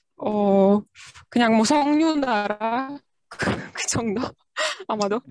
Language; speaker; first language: Korean; non-native, fluent; Russian